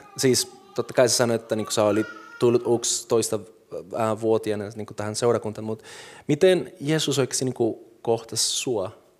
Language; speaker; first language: Finnish; non-native, fluent; Spanish